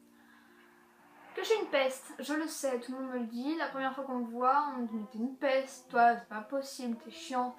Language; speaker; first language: French; native; French